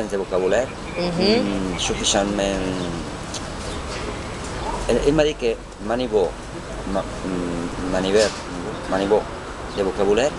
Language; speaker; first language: French; non-native, learner; Spanish